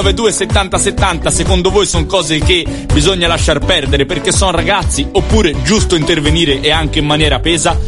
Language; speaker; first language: Italian; native; Italian